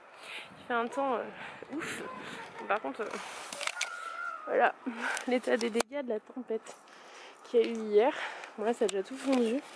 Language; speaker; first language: French; native; French